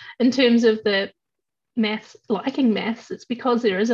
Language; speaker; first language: English; native; English